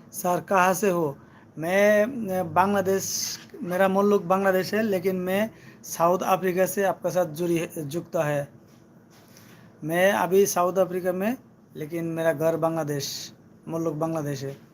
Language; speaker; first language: Hindi; non-native, learner; Bangla